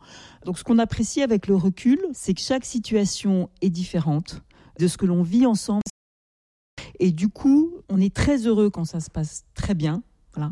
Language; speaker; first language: French; native; French